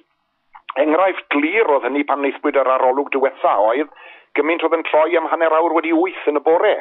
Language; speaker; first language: Welsh; native; Welsh